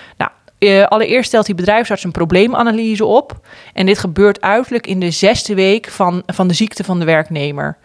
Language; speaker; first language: Dutch; native; Dutch